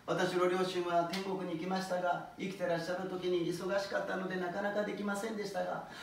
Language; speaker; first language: Japanese; non-native, fluent; Korean